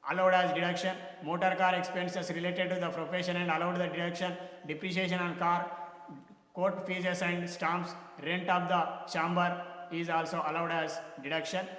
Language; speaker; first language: English; non-native, local second language; Telugu